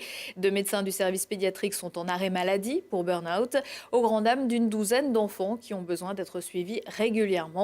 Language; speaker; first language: French; native; French